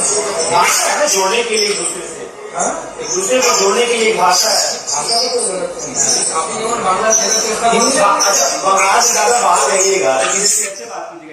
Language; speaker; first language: Hindi; non-native, learner; Bangla